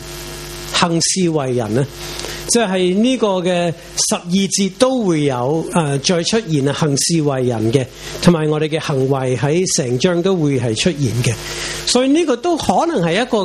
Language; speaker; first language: Chinese; non-native, local second language; Cantonese